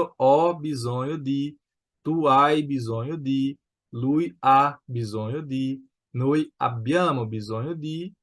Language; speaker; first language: Italian; non-native, fluent; Portuguese